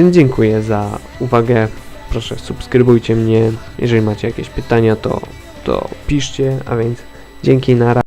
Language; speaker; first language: Polish; native; Polish